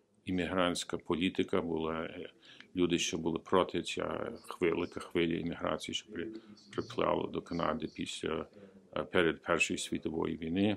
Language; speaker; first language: Ukrainian; early bilingual, heritage; Ukrainian